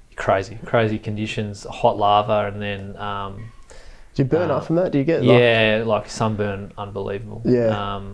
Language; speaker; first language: English; native; English